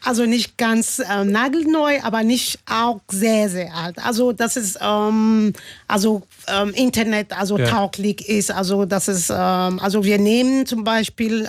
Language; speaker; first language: German; non-native, fluent; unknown